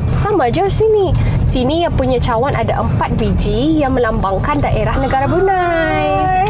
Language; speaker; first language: Malay; native; Malay